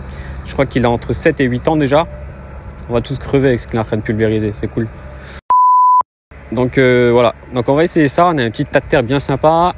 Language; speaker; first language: French; native; French